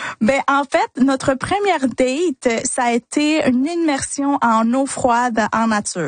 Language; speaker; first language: French; early bilingual, other home language; Spanish